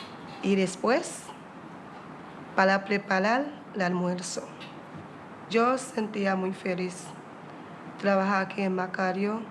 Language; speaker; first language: Spanish; non-native, fluent; Haitian Creole